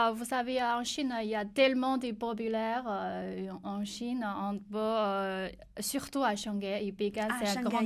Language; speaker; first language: French; non-native, learner; Chinese